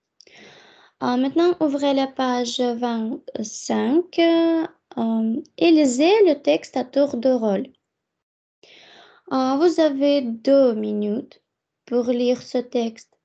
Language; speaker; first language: French; non-native, fluent; Russian